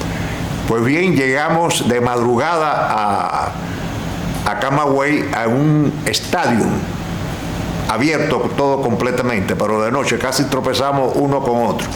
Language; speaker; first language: Spanish; native; Spanish